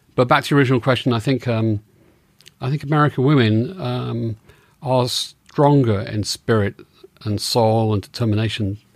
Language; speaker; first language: English; native; English